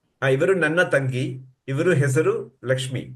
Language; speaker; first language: Kannada; non-native, learner; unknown